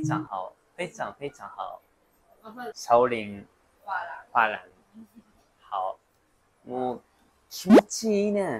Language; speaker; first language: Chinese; non-native, learner; Japanese